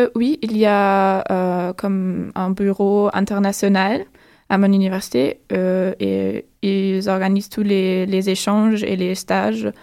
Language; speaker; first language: French; non-native, fluent; German